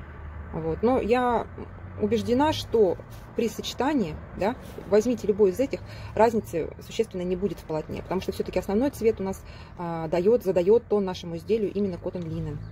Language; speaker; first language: Russian; native; Russian